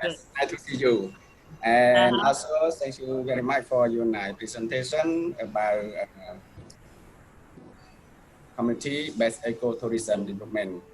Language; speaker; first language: English; non-native, learner; Khmer